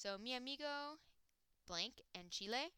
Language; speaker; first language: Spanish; non-native, fluent; English